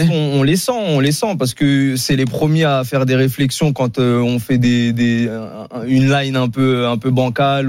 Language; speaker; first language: French; native; French